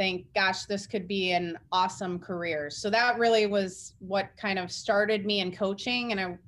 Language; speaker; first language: English; native; English